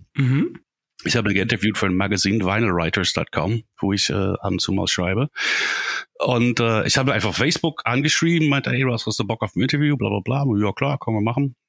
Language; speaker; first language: German; non-native, fluent; English